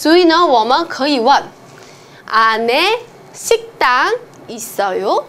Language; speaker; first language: Korean; non-native, fluent; Chinese